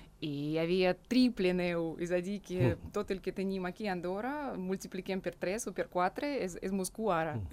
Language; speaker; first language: Catalan; non-native, fluent; Russian